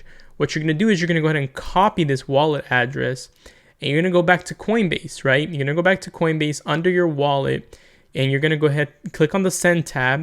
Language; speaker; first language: English; native; English